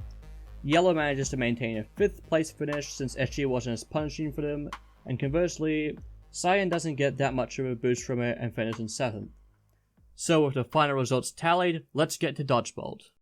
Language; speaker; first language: English; native; English